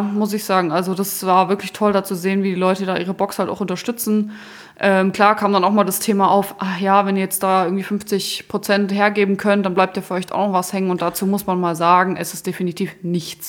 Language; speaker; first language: German; native; German